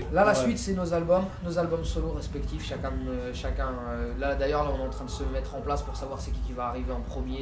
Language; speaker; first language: French; native; French